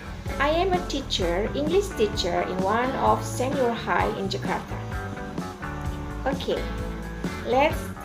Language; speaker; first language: English; non-native, learner; Indonesian